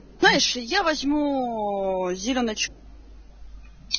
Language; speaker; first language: Russian; native; Russian